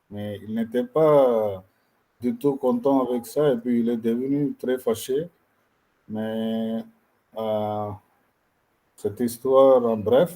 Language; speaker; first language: French; non-native, learner; Tamil